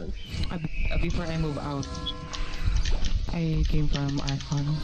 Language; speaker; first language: English; non-native, local second language; Filipino